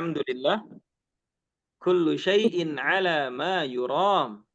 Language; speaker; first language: Arabic; non-native, fluent; Indonesian